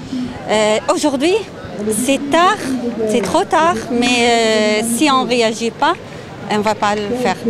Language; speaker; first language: French; non-native, fluent; Arabic